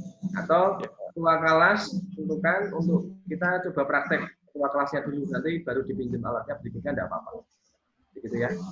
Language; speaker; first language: Indonesian; native; Indonesian